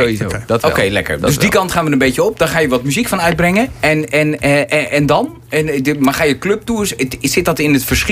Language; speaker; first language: Dutch; native; Dutch